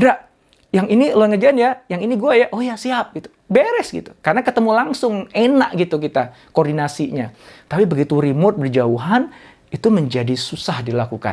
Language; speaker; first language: Indonesian; native; Indonesian